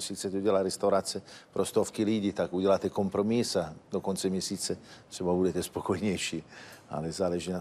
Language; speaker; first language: Czech; non-native, fluent; Italian